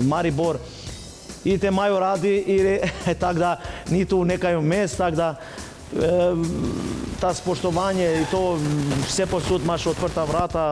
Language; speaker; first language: Slovenian; non-native, fluent; Albanian